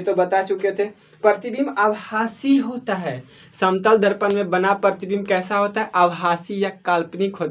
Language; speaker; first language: Hindi; native; Hindi